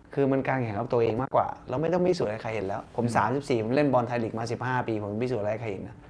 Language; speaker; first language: Thai; early bilingual, other home language; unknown